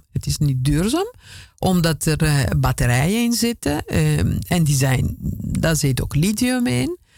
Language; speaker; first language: Dutch; non-native, fluent; Italian